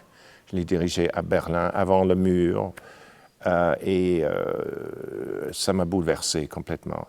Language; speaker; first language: French; non-native, fluent; English